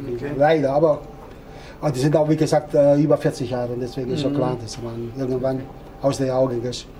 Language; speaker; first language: German; non-native, fluent; Italian